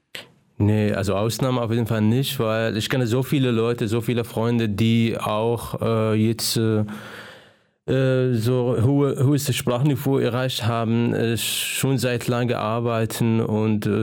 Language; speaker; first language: German; non-native, fluent; Arabic